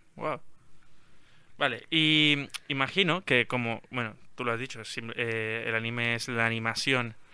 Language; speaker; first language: Spanish; native; Spanish